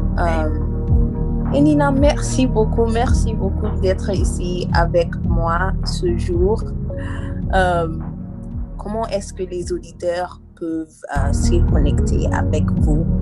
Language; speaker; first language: French; non-native, learner; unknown